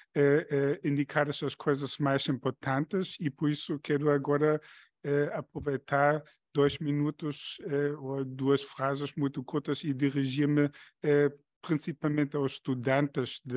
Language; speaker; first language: Portuguese; non-native, fluent; German